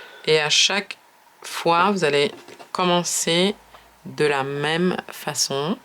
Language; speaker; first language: French; native; French